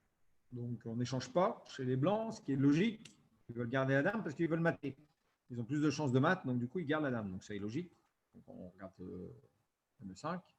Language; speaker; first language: French; native; French